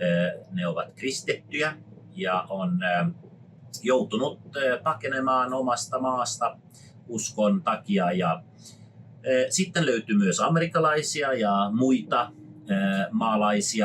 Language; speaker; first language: Finnish; non-native, fluent; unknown